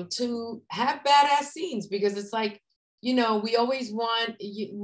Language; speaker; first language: English; native; English